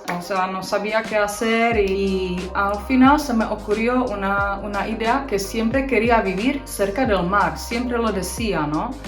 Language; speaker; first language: Spanish; non-native, fluent; Czech